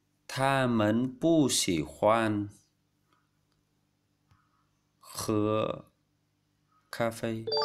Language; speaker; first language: Chinese; non-native, fluent; Vietnamese